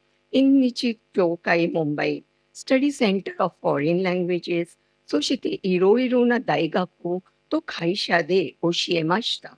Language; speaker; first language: Japanese; non-native, fluent; Marathi